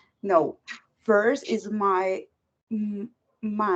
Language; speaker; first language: English; non-native, learner; Spanish